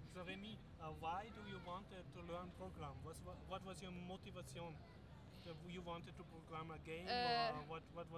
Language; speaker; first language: English; non-native, fluent; German